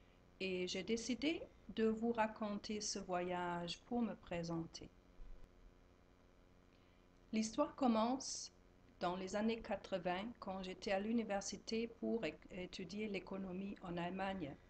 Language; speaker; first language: French; non-native, fluent; German